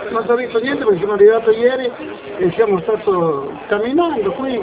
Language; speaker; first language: Italian; early bilingual, heritage; Italian